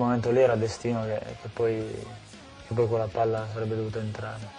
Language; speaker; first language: Italian; early bilingual, other home language; Albanian